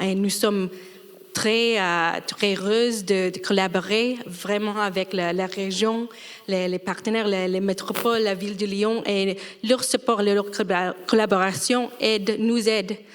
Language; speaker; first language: French; non-native, fluent; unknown